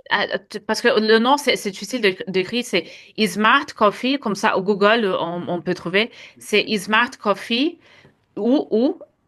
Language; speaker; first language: French; non-native, fluent; Portuguese